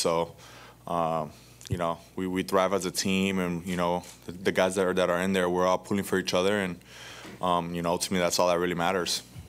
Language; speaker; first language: English; early bilingual, other home language; Spanish